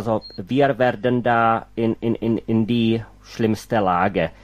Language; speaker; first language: German; non-native, fluent; Czech